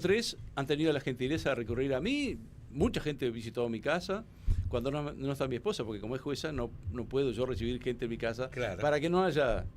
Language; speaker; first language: Spanish; native; Spanish